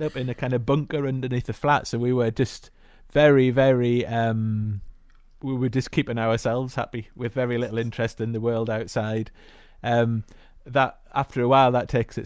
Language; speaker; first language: English; native; English